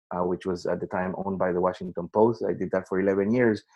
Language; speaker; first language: English; non-native, fluent; Spanish